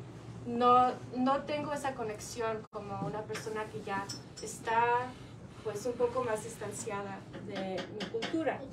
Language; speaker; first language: Spanish; early bilingual, heritage; English